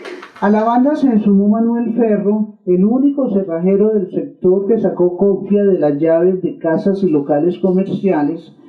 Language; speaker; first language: Spanish; native; Spanish